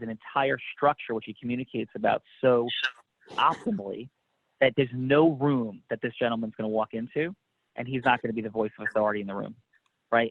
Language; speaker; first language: English; native; English